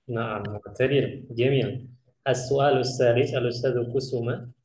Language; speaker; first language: Arabic; non-native, fluent; Indonesian